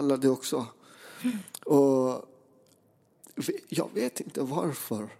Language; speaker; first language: Swedish; non-native, fluent; Persian